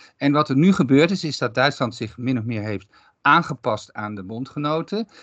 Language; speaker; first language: Dutch; native; Dutch